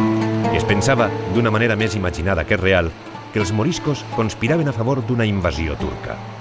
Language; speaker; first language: Catalan; native; Catalan